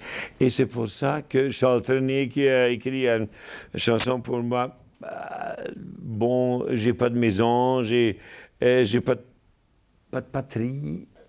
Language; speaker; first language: French; non-native, fluent; German